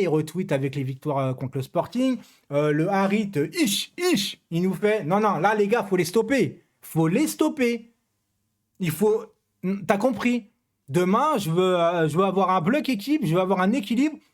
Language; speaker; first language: French; native; French